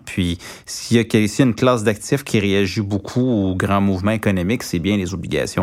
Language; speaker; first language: French; native; French